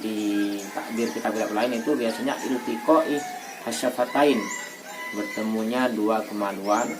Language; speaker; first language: Indonesian; native; Indonesian